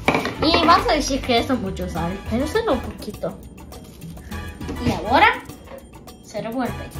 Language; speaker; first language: Spanish; early bilingual, heritage; Spanish